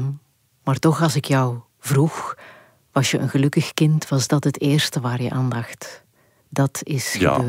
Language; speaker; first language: Dutch; native; Dutch